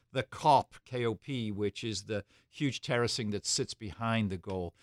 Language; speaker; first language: English; native; English